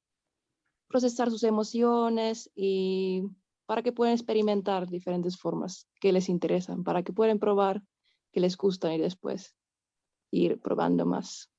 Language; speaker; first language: Spanish; non-native, fluent; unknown